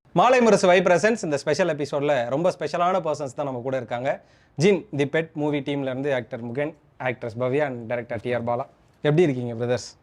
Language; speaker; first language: Tamil; native; Tamil